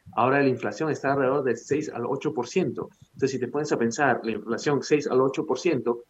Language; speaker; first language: Spanish; early bilingual, heritage; Spanish